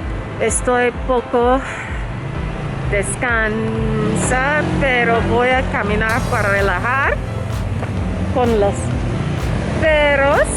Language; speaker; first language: Spanish; non-native, learner; English